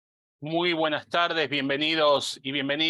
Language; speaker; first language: Spanish; native; Spanish